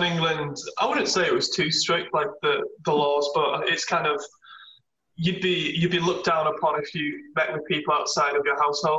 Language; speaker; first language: English; native; English